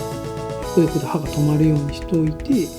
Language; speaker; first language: Japanese; native; Japanese